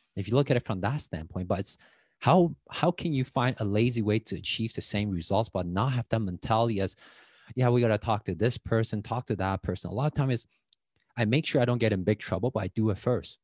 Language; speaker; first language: English; non-native, fluent; Chinese